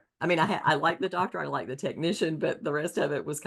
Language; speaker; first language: English; native; English